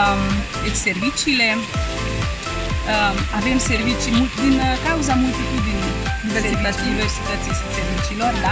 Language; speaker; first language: Romanian; non-native, fluent; Hungarian